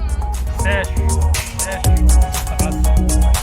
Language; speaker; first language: German; non-native, learner; Somali